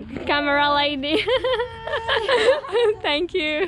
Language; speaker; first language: English; non-native, fluent; Polish